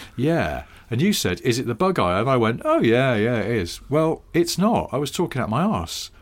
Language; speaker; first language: English; native; English